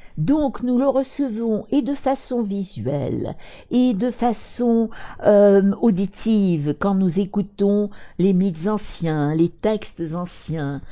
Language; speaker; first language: French; non-native, fluent; Russian